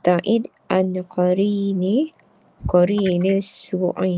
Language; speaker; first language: Arabic; non-native, learner; Malay